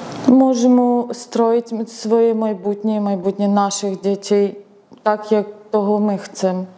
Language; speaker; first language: Polish; non-native, learner; Ukrainian